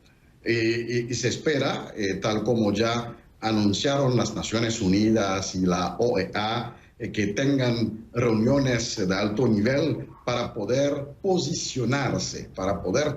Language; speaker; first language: Spanish; non-native, fluent; Haitian Creole